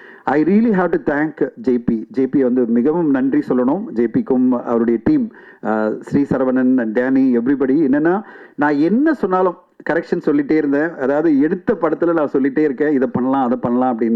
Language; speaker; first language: Tamil; native; Tamil